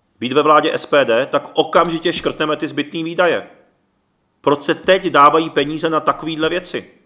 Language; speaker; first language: Czech; early bilingual, other home language; Japanese